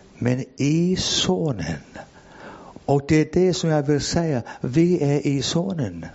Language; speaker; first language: Swedish; non-native, fluent; English